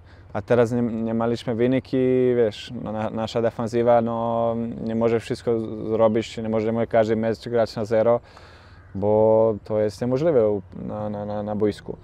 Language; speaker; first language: Polish; non-native, learner; Bosnian